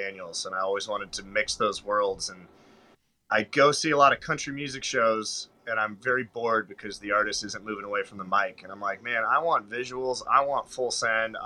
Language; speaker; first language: English; native; English